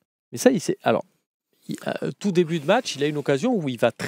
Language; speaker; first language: French; native; French